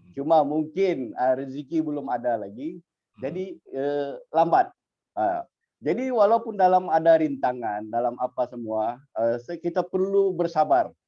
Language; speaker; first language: Malay; native; Malay